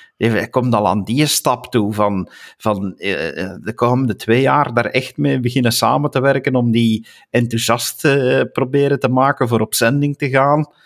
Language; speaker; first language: Dutch; native; Dutch